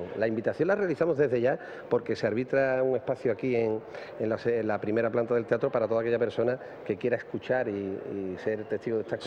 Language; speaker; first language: Spanish; native; Spanish